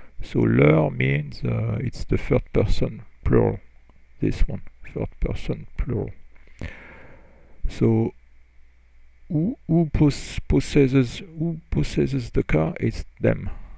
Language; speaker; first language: English; non-native, fluent; French